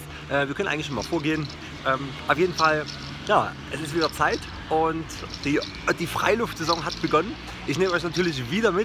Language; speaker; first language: German; native; German